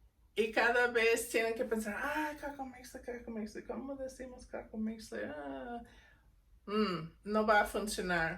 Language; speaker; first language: Spanish; non-native, fluent; English